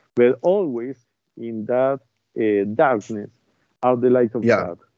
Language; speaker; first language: English; non-native, learner; Spanish